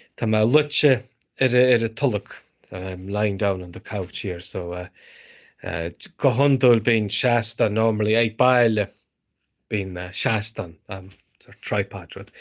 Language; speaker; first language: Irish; native; Irish